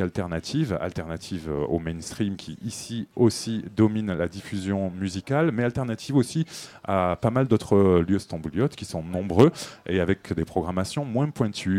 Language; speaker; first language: French; native; French